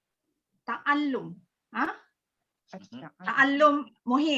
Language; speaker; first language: Arabic; non-native, learner; Malay